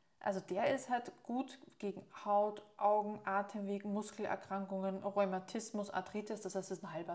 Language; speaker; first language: German; native; German